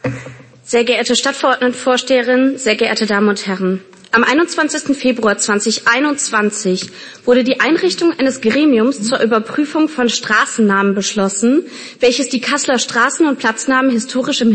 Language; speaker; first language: German; native; German